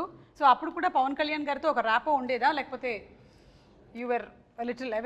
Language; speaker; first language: Telugu; native; Telugu